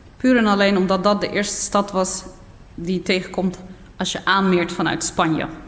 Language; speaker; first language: Dutch; early bilingual, other home language; Riffian